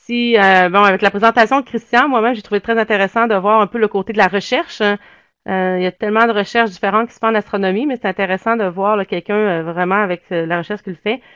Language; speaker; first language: French; native; French